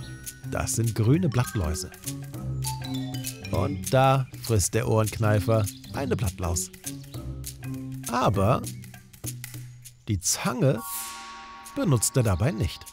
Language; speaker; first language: German; native; German